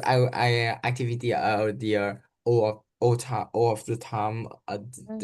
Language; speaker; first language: English; non-native, learner; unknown